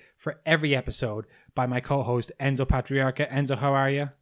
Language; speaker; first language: English; native; English